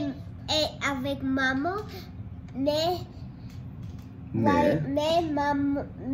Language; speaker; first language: French; non-native, learner; English